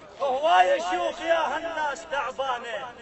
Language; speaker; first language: Arabic; native; Arabic